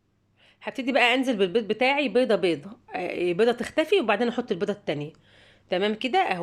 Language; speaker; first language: Arabic; native; Arabic